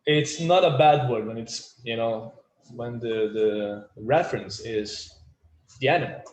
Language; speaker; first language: English; non-native, fluent; Portuguese